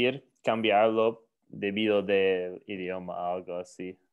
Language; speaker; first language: Spanish; non-native, learner; English